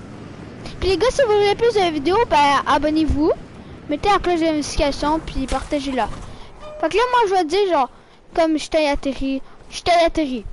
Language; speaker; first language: French; native; French